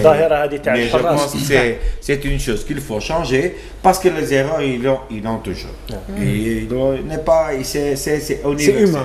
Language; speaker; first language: French; non-native, learner; Portuguese